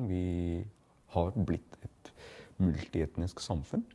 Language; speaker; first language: Norwegian; non-native, fluent; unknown